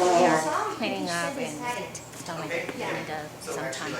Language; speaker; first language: English; non-native, learner; Chinese